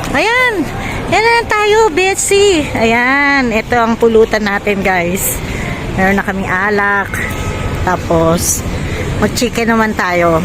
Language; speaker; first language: Filipino; native; Filipino